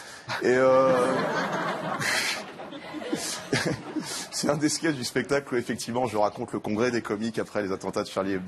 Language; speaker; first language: French; native; French